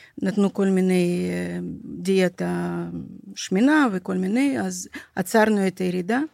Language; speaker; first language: Hebrew; non-native, fluent; Russian